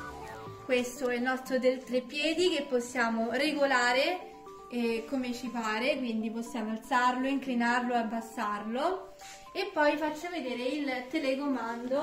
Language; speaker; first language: Italian; native; Italian